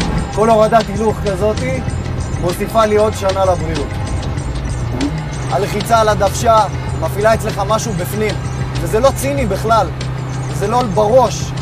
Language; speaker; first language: Hebrew; native; Hebrew